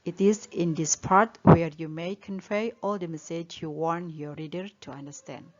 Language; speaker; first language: English; non-native, learner; Indonesian